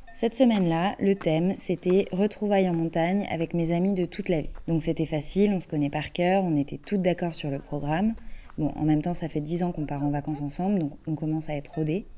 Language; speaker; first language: French; native; French